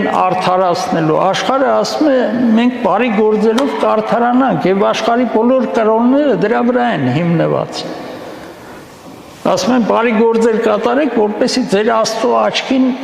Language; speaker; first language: Armenian; native; Armenian